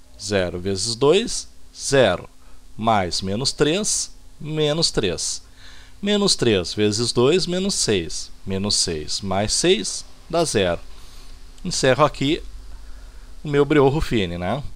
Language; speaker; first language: Portuguese; native; Portuguese